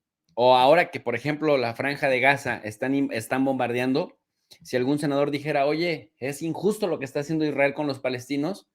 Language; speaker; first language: Spanish; native; Spanish